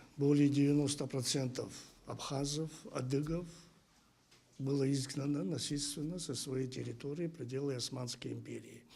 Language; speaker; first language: Russian; non-native, local second language; Abkhazian